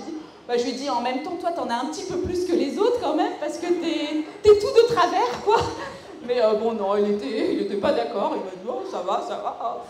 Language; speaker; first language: French; native; French